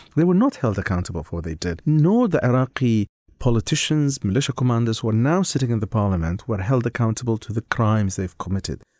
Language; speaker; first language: English; non-native, fluent; Arabic